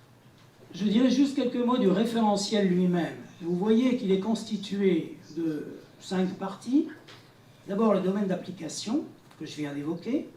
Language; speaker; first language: French; native; French